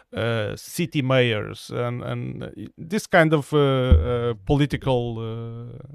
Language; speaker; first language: English; non-native, fluent; Portuguese